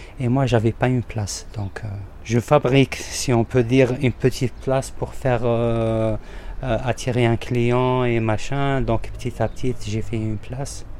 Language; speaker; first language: French; non-native, local second language; Arabic